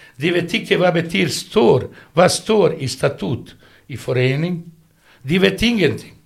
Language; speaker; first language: Norwegian; non-native, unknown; Bosnian